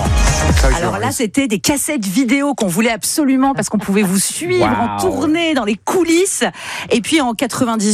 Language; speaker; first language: French; native; French